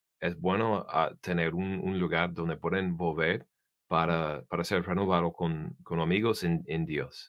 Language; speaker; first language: Spanish; non-native, learner; English